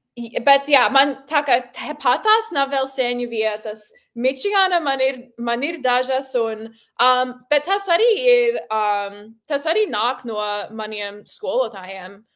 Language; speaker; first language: Latvian; early bilingual, heritage; Latvian